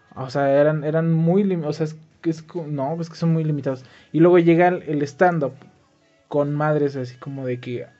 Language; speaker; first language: Spanish; native; Spanish